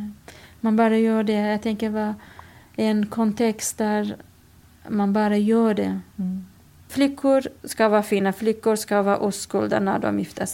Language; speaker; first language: Swedish; non-native, fluent; Kurdish